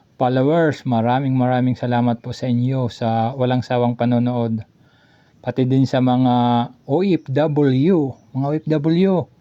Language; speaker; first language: Filipino; non-native, local second language; Waray